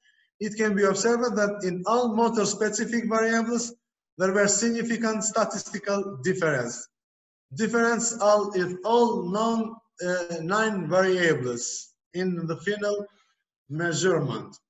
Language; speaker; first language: English; non-native, learner; Albanian